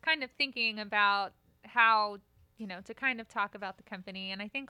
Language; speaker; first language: English; native; English